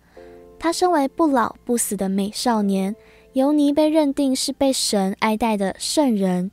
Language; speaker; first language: Chinese; native; Chinese